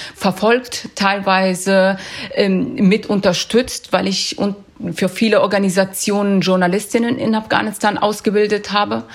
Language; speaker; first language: German; early bilingual, other home language; Persian